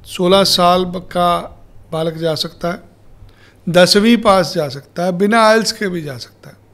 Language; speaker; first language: Hindi; native; Hindi